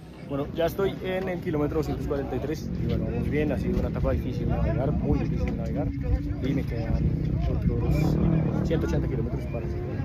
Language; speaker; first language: Spanish; native; Spanish